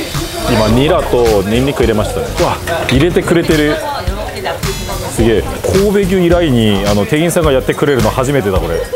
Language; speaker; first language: Japanese; non-native, fluent; Korean